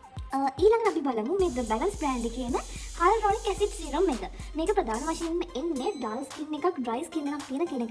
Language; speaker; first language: Sinhala; native; Sinhala